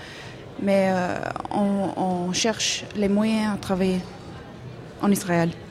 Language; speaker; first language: French; non-native, fluent; Hebrew